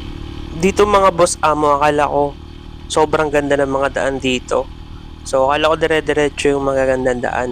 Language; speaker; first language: Filipino; native; Filipino